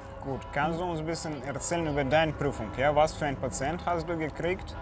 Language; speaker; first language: German; non-native, fluent; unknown